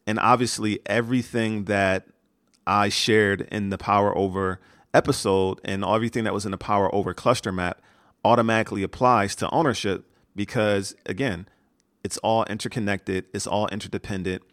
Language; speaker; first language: English; native; English